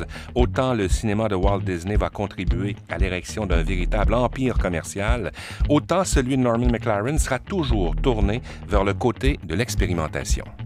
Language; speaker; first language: French; native; French